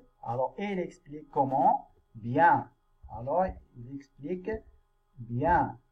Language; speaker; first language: French; non-native, local second language; Arabic